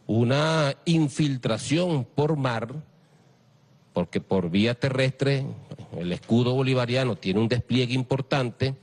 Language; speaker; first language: Spanish; native; Spanish